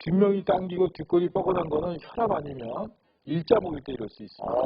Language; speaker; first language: Korean; native; Korean